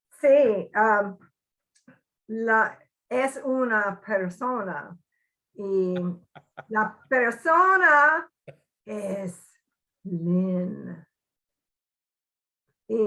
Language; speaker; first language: Spanish; non-native, learner; English